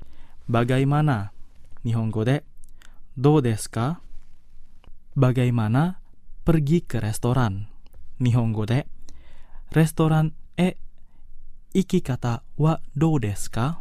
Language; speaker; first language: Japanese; non-native, fluent; Indonesian